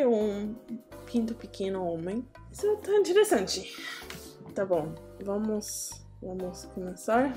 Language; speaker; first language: Portuguese; non-native, learner; English